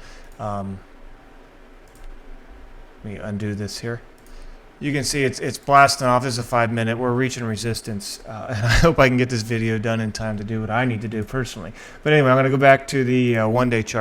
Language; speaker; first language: English; native; English